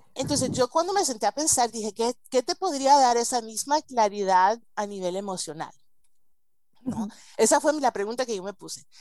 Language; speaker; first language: Spanish; early bilingual, heritage; Spanish